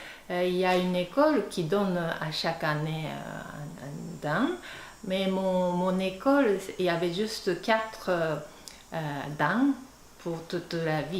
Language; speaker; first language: French; non-native, fluent; Japanese